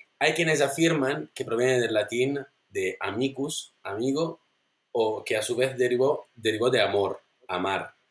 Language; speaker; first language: Spanish; non-native, fluent; Italian